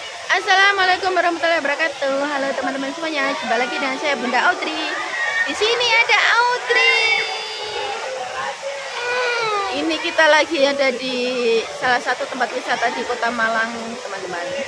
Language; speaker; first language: Indonesian; non-native, local second language; Javanese